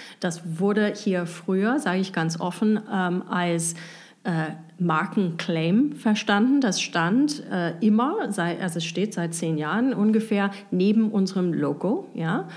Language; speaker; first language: German; non-native, fluent; English